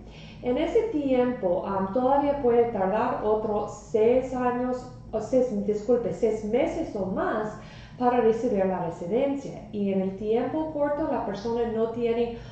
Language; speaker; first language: Spanish; non-native, fluent; English